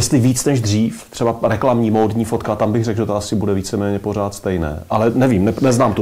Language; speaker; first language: Czech; native; Czech